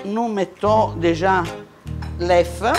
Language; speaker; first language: French; non-native, learner; Italian